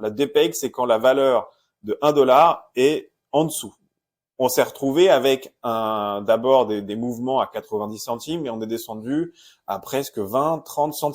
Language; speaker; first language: French; native; French